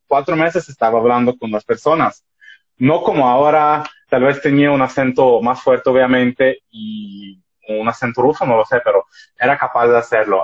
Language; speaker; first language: Spanish; non-native, fluent; Russian